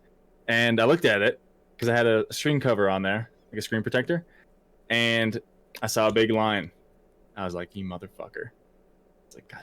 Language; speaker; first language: English; native; English